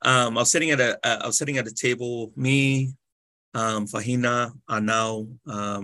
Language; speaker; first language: English; native; English